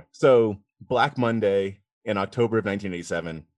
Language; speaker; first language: English; native; English